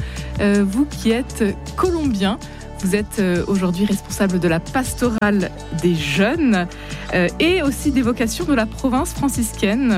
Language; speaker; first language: French; native; French